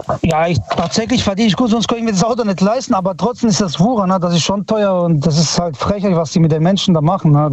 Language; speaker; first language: German; early bilingual, other home language; Italian